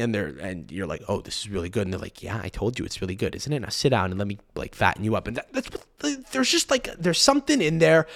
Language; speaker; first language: English; early bilingual, other home language; Italian